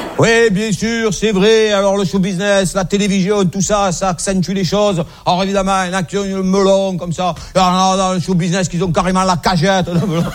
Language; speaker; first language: French; native; French